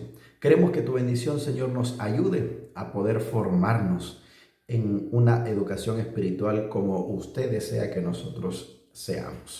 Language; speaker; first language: Spanish; native; Spanish